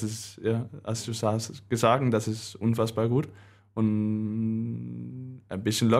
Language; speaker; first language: German; non-native, learner; Danish